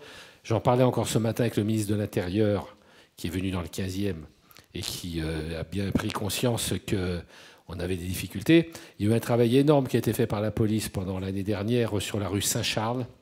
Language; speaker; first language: French; native; French